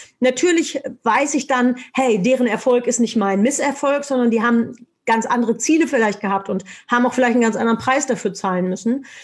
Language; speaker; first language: German; native; German